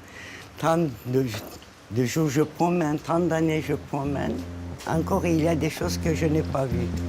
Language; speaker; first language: French; non-native, fluent; Turkish